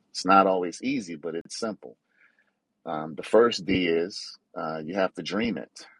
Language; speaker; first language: English; native; English